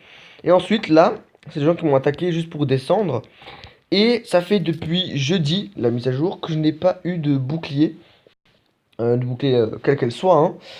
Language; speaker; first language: French; native; French